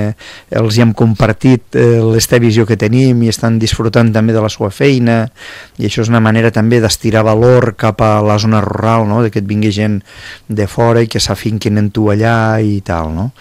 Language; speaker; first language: Catalan; native; Catalan